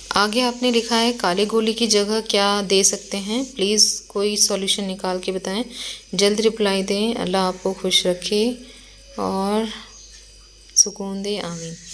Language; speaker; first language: Hindi; native; Hindi